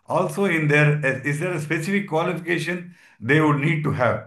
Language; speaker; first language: English; non-native, local second language; Tamil